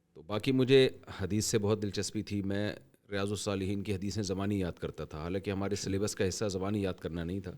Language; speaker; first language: Urdu; native; Urdu